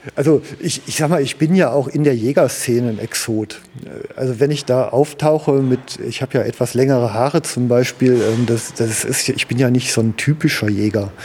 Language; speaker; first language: German; native; German